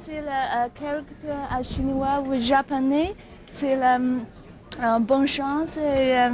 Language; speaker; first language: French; non-native, learner; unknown